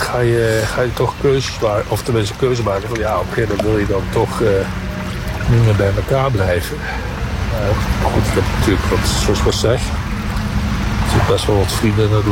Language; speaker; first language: Dutch; native; Dutch